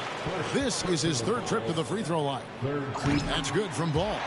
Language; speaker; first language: English; native; English